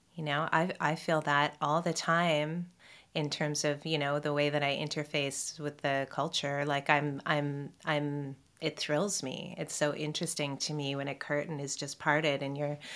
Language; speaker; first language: English; native; English